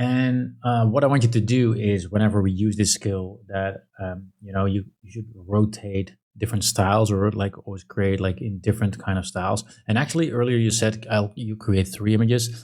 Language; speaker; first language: English; non-native, fluent; Dutch